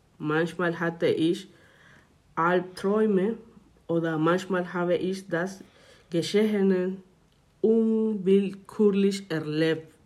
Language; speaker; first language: German; non-native, learner; Spanish